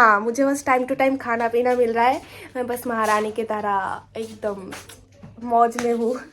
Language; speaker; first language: Hindi; non-native, local second language; Bangla